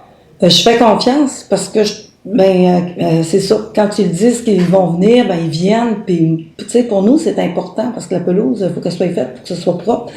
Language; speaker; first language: French; native; French